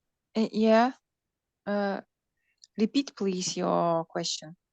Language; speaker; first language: English; non-native, learner; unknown